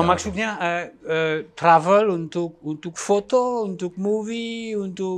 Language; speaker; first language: Indonesian; non-native, learner; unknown